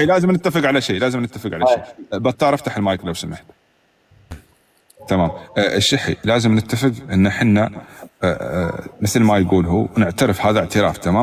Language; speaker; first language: Arabic; native; Arabic